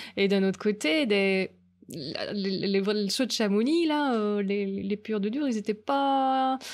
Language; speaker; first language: French; native; French